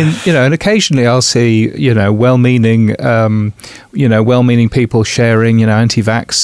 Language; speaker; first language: English; native; English